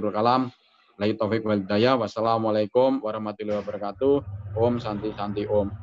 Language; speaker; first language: Indonesian; native; Indonesian